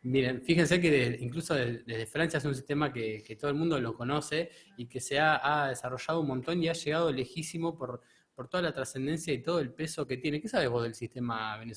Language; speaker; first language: Spanish; native; Spanish